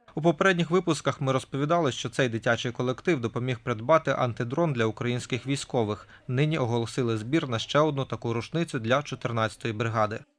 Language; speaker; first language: Ukrainian; native; Ukrainian